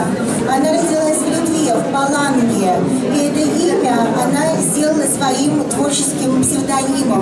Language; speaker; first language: Russian; native; Russian